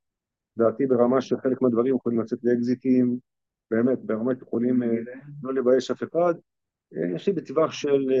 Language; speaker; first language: Hebrew; native; Hebrew